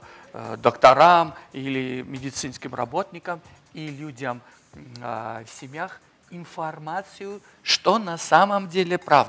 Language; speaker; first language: Russian; non-native, fluent; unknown